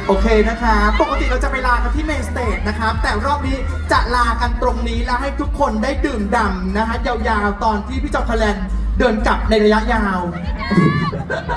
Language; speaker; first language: Thai; native; Thai